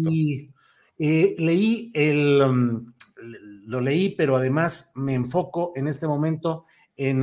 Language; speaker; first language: Spanish; native; Spanish